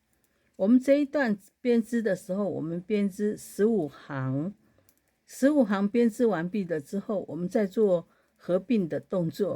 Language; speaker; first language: Chinese; native; Chinese